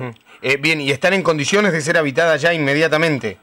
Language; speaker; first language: Spanish; native; Spanish